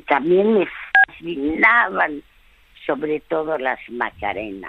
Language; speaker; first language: Spanish; early bilingual, other home language; French